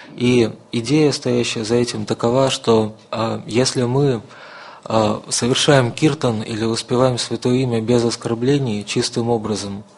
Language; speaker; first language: Russian; native; Russian